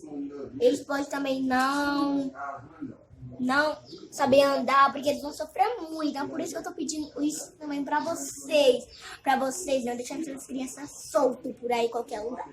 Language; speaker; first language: Portuguese; early bilingual, other home language; Haitian Creole